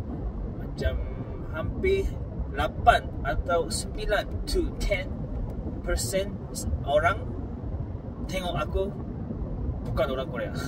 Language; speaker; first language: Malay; non-native, fluent; Korean